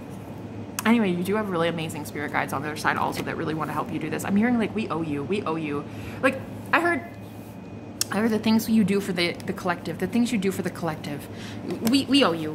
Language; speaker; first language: English; native; English